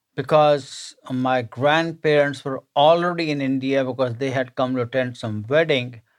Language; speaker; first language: English; non-native, local second language; Punjabi